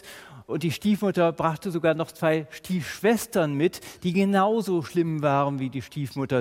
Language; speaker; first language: German; native; German